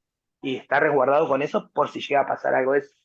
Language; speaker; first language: Spanish; native; Spanish